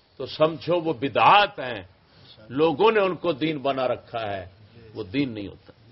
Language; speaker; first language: Urdu; non-native, local second language; Punjabi